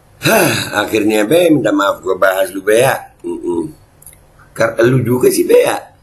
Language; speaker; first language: Indonesian; native; Indonesian